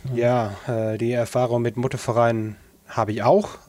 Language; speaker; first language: German; non-native, fluent; English